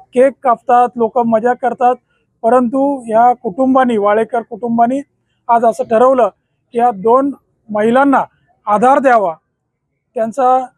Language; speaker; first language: Marathi; native; Marathi